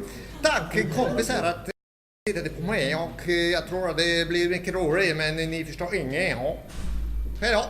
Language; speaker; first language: Swedish; non-native, learner; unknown